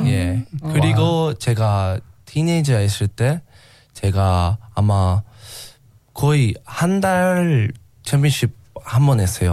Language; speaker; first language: Korean; non-native, learner; English